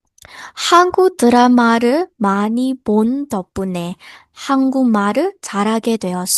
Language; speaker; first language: Korean; non-native, learner; Burmese